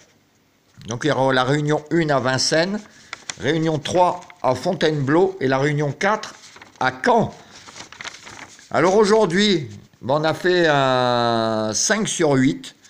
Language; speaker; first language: French; native; French